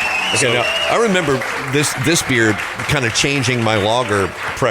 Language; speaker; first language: English; native; English